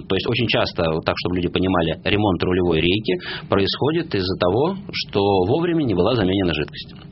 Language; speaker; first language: Russian; native; Russian